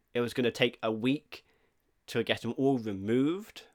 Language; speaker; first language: English; native; English